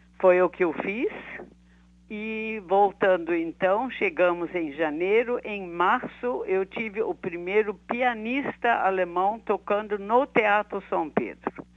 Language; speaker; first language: Portuguese; early bilingual, other home language; German